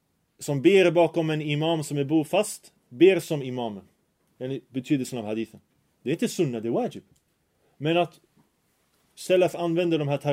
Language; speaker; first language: Swedish; early bilingual, other home language; Arabic